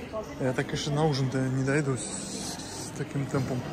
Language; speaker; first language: Russian; native; Russian